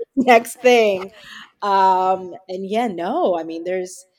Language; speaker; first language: English; native; English